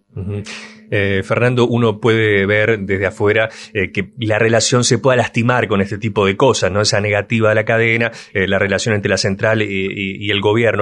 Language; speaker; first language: Spanish; native; Spanish